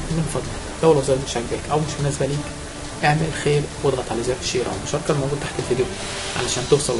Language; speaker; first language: Arabic; native; Arabic